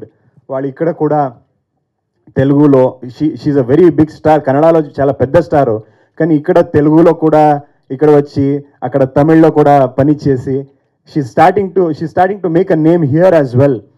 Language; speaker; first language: Telugu; non-native, fluent; Kannada